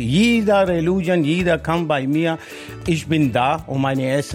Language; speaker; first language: German; non-native, learner; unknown